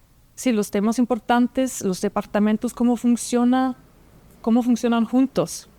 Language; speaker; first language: Spanish; non-native, fluent; German